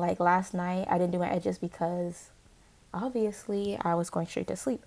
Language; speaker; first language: English; native; English